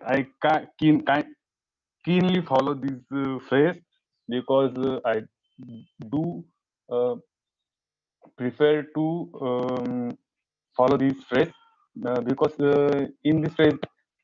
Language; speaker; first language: English; non-native, learner; Marathi